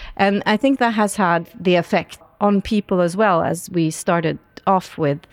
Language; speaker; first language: English; non-native, fluent; Norwegian